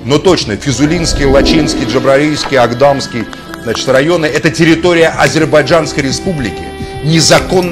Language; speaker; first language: Russian; non-native, local second language; Azerbaijani